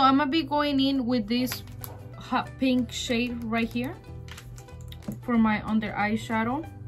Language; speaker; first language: English; early bilingual, other home language; Spanish